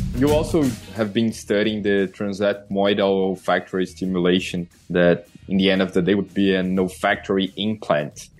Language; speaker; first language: English; non-native, fluent; Portuguese